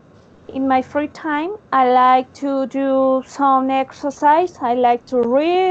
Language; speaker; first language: English; non-native, learner; Spanish